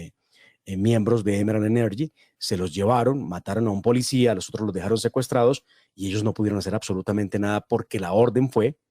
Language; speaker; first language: Spanish; native; Spanish